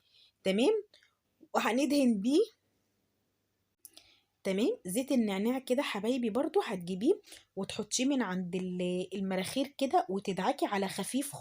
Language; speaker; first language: Arabic; native; Arabic